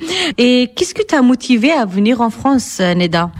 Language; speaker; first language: French; non-native, fluent; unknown